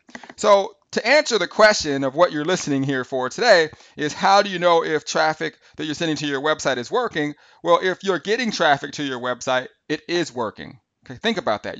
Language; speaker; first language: English; native; English